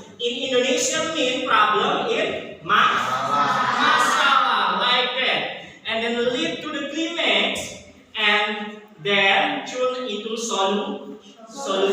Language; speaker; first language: English; non-native, learner; Indonesian